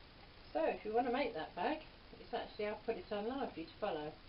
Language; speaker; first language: English; native; English